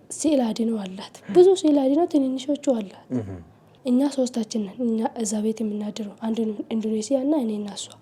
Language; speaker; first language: Amharic; non-native, local second language; Oromo